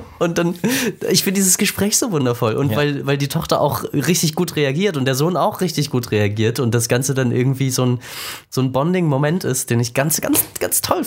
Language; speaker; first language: German; native; German